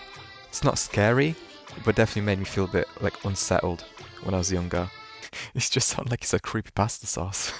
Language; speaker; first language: English; native; English